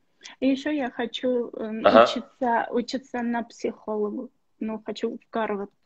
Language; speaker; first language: Russian; non-native, local second language; Armenian